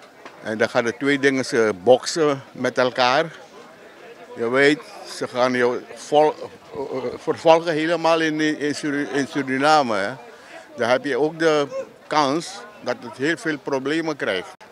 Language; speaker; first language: Dutch; non-native, local second language; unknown